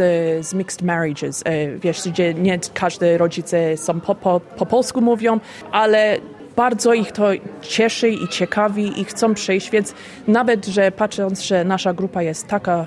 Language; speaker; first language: Polish; early bilingual, heritage; Polish